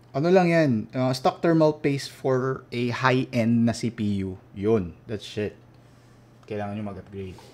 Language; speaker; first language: Filipino; non-native, local second language; Cebuano